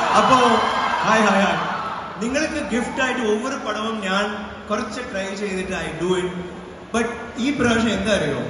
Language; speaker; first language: Malayalam; non-native, learner; Tamil